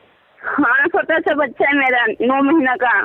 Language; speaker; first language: Hindi; non-native, local second language; Bangla